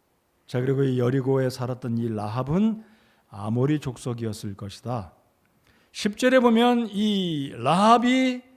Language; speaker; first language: Korean; native; Korean